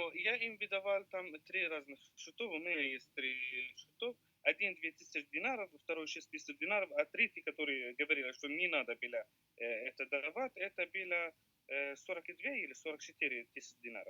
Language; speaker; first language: Russian; non-native, learner; Arabic